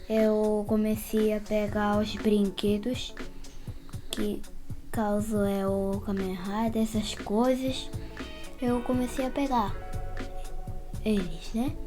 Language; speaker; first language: Portuguese; early bilingual, heritage; Portuguese